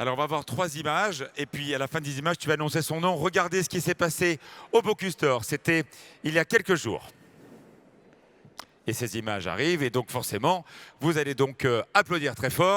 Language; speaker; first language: French; native; French